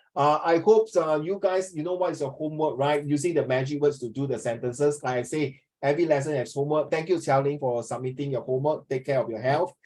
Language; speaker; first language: English; non-native, local second language; Chinese